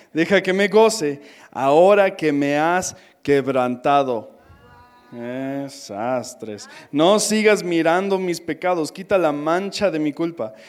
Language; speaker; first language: Spanish; non-native, fluent; English